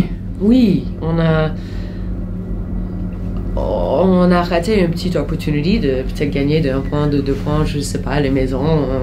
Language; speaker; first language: French; non-native, fluent; English